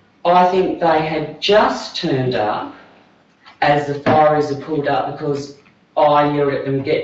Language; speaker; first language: English; native; English